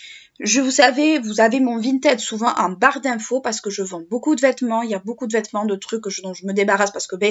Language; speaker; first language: French; native; French